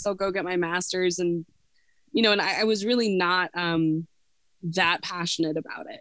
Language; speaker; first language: English; native; English